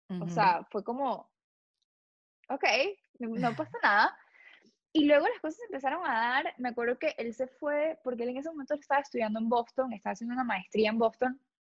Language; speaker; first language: Spanish; native; Spanish